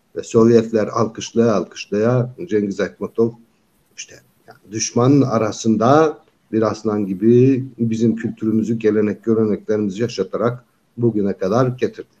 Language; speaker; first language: Turkish; non-native, local second language; Kyrgyz